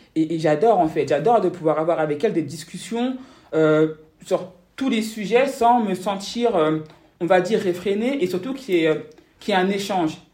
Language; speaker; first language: French; native; French